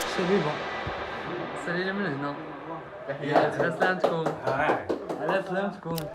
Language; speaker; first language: Arabic; native; Arabic